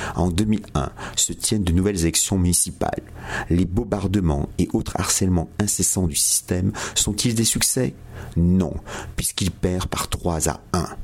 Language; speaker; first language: French; native; French